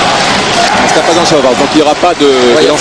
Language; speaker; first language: French; native; French